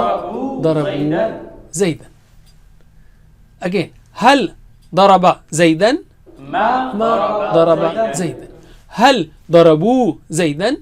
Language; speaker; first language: Arabic; non-native, fluent; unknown